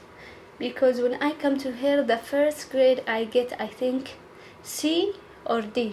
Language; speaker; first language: English; non-native, learner; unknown